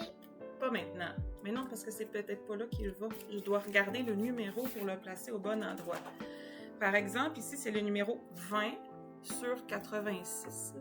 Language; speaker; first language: French; native; French